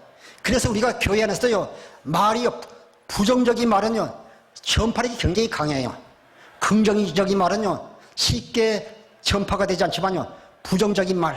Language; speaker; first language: Korean; native; Korean